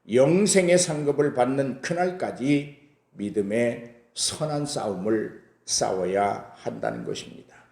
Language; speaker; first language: Korean; native; Korean